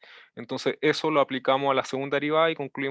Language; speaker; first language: Spanish; native; Spanish